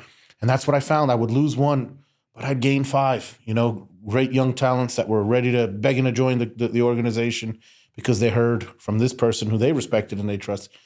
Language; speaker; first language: English; native; English